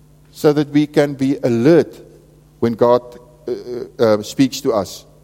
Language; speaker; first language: English; non-native, local second language; Afrikaans